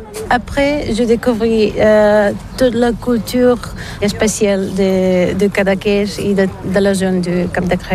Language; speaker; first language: French; non-native, learner; Bulgarian